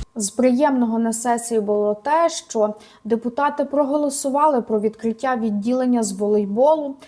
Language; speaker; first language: Ukrainian; native; Ukrainian